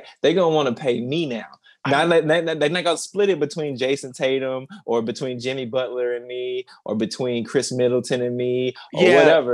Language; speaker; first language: English; native; English